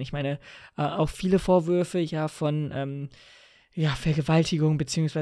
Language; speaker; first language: German; native; German